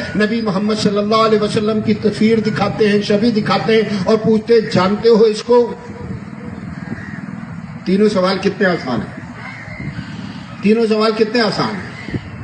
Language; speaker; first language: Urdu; non-native, local second language; Punjabi